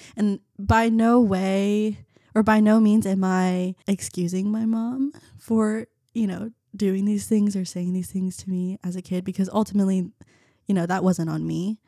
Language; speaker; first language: English; early bilingual, other home language; Vietnamese